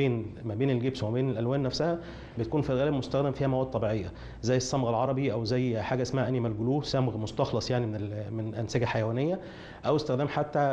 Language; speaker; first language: Arabic; native; Arabic